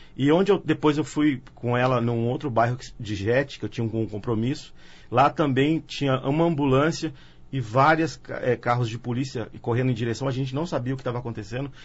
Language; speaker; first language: Portuguese; native; Portuguese